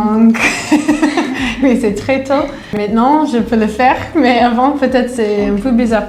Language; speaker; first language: French; non-native, fluent; English